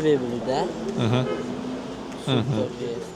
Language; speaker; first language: Russian; non-native, local second language; Tajik